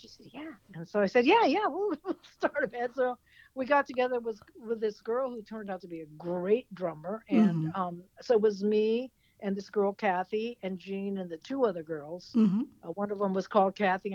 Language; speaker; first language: English; native; English